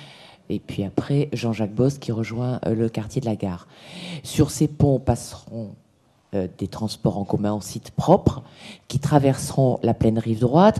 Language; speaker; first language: French; native; French